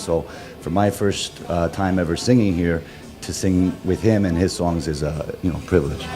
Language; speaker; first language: English; native; English